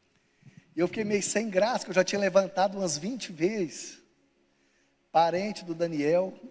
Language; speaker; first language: Portuguese; native; Portuguese